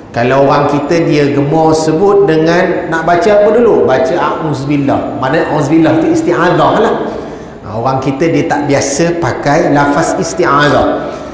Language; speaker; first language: Malay; native; Malay